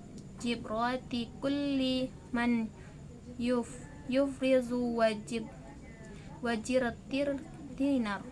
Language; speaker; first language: Arabic; non-native, learner; Indonesian